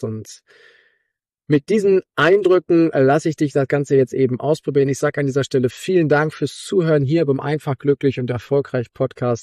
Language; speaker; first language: German; native; German